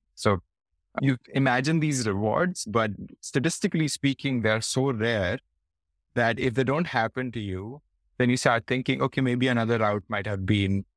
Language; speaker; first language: English; non-native, local second language; Hindi